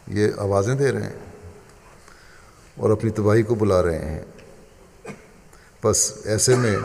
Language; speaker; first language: Urdu; native; Urdu